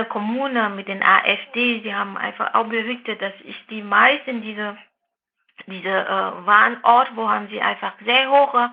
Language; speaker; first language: German; non-native, fluent; Vietnamese